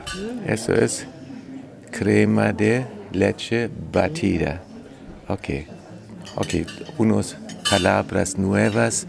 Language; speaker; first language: Spanish; non-native, fluent; German